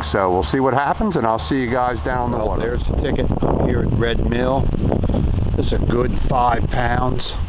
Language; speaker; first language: English; native; English